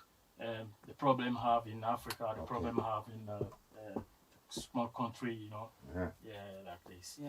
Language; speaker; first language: English; non-native, learner; French